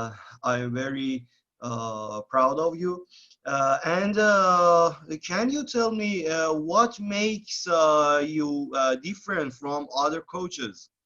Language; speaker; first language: English; non-native, learner; Persian